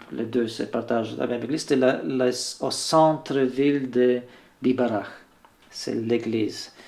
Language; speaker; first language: French; non-native, fluent; Bulgarian